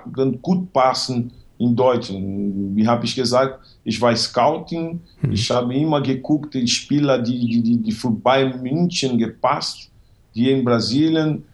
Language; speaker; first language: German; non-native, fluent; Portuguese